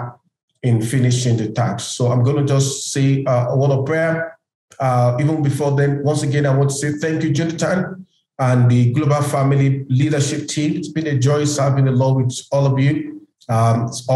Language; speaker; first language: English; non-native, local second language; Yoruba